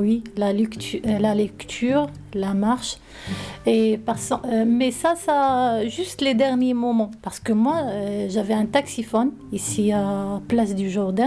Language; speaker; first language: French; non-native, learner; Arabic